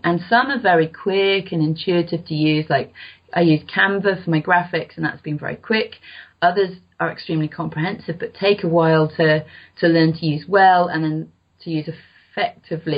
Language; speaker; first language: English; native; English